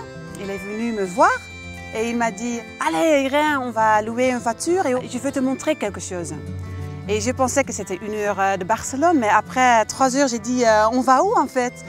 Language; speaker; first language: French; non-native, fluent; Dutch